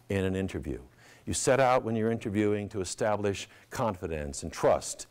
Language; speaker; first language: English; native; English